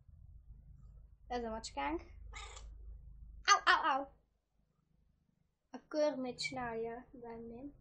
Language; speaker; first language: Hungarian; early bilingual, heritage; Hungarian